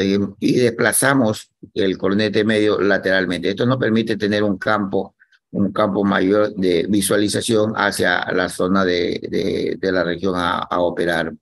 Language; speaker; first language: Spanish; native; Spanish